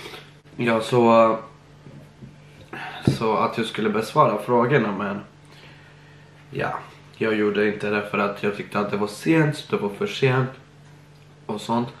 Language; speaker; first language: Swedish; early bilingual, other home language; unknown